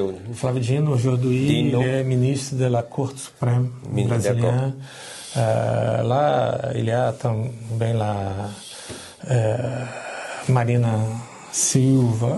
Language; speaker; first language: French; non-native, learner; Portuguese